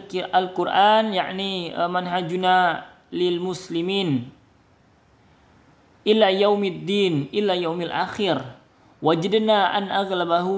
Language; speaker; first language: Arabic; non-native, learner; Indonesian